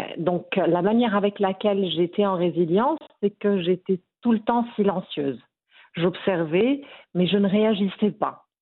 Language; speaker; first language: French; non-native, local second language; Arabic